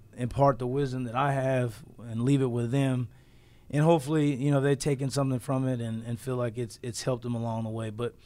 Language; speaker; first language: English; native; English